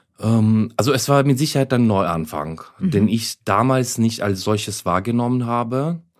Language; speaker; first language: German; non-native, fluent; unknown